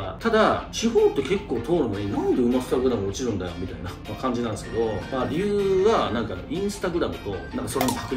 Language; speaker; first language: Japanese; native; Japanese